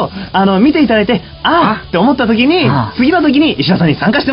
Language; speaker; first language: Japanese; native; Japanese